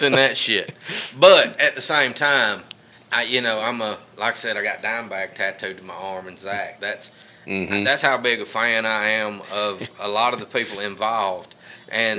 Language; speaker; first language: English; native; English